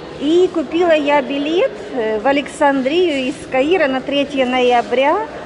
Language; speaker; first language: Russian; native; Russian